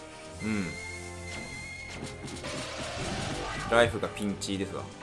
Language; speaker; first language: Japanese; native; Japanese